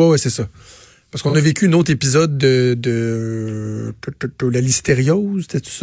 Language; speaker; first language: French; native; French